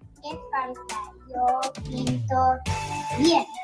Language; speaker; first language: Spanish; non-native, learner; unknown